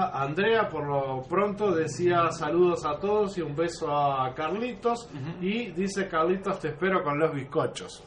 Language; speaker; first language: Spanish; native; Spanish